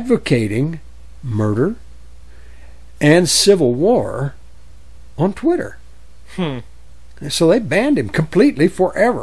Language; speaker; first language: English; native; English